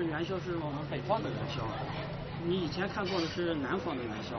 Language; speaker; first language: Chinese; native; Chinese